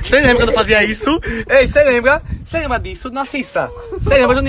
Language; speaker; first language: Portuguese; native; Portuguese